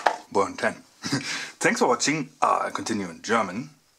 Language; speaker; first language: English; non-native, fluent; German